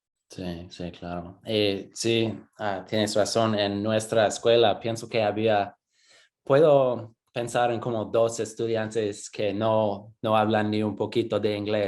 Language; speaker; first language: Spanish; non-native, fluent; English